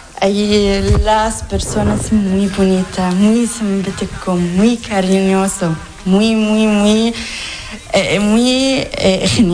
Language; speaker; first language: Spanish; non-native, learner; Arabic